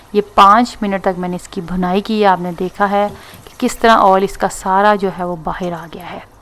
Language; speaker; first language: Urdu; non-native, local second language; Punjabi